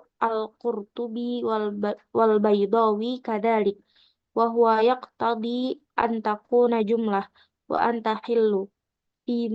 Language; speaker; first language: Arabic; non-native, learner; Indonesian